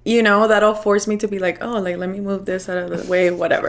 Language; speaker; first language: English; early bilingual, other home language; Spanish